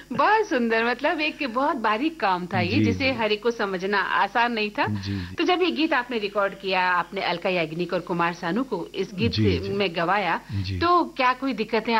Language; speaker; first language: Hindi; native; Hindi